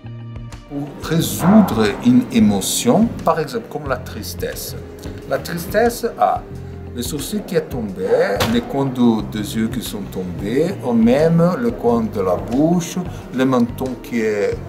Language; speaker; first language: French; non-native, fluent; Portuguese